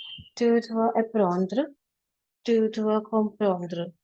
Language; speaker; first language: French; non-native, learner; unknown